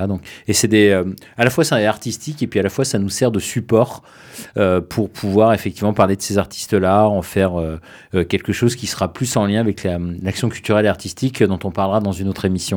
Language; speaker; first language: French; native; French